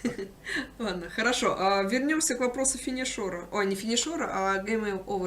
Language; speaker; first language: Russian; native; Russian